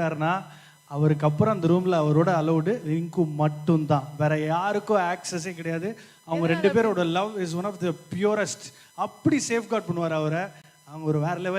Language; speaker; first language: Tamil; native; Tamil